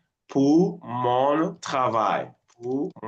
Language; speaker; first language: French; non-native, fluent; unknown